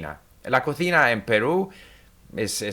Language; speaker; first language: Spanish; non-native, fluent; English